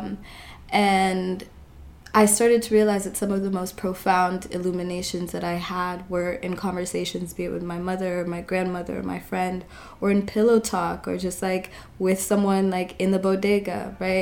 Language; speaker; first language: English; native; English